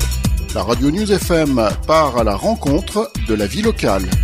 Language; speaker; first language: French; native; French